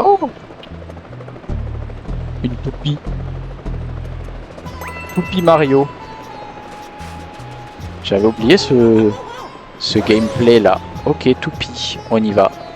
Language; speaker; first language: French; native; French